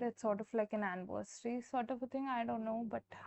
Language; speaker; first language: English; non-native, local second language; Hindi